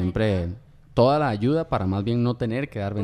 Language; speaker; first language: Spanish; native; Spanish